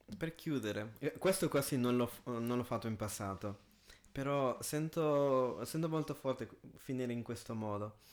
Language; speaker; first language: Italian; non-native, fluent; Spanish